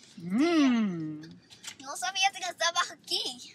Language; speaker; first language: Spanish; early bilingual, heritage; English